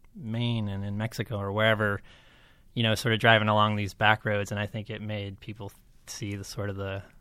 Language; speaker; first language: English; native; English